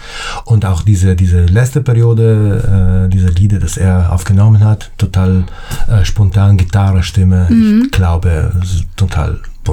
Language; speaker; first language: German; non-native, fluent; Italian